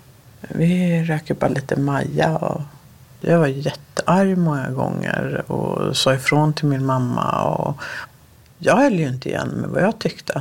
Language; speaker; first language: Swedish; early bilingual, other home language; Danish